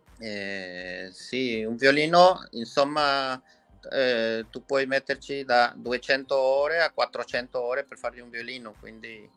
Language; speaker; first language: Italian; non-native, fluent; Spanish